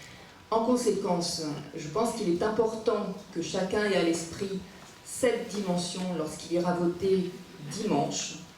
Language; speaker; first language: French; native; French